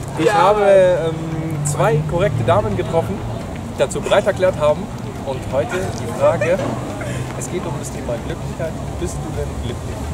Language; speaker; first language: German; native; German